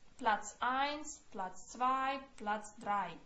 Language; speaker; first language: German; non-native, fluent; Ukrainian